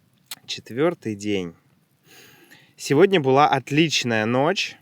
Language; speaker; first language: Russian; native; Russian